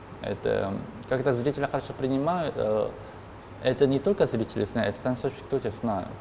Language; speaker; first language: Russian; non-native, learner; Korean